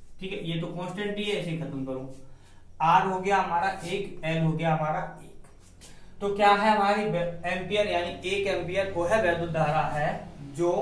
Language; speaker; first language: Hindi; native; Hindi